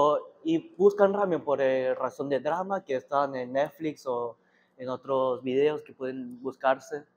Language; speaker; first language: Spanish; early bilingual, heritage; Korean